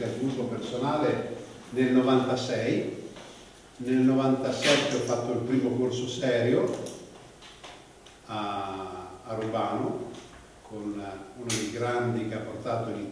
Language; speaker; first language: Italian; native; Italian